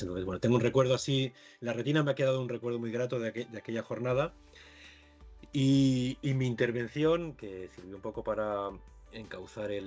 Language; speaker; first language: Spanish; native; Spanish